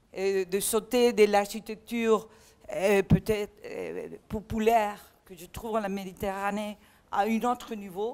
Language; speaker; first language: French; non-native, learner; Catalan